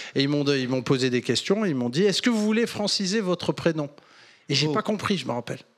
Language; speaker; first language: French; native; French